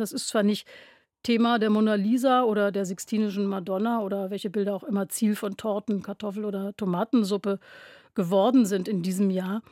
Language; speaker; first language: German; native; German